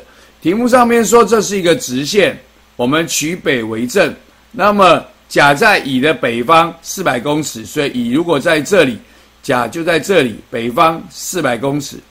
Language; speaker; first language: Chinese; native; Chinese